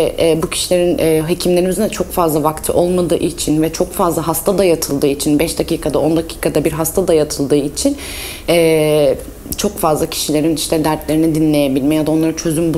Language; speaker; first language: Turkish; early bilingual, heritage; Turkish